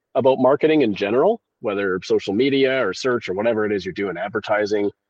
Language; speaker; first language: English; native; English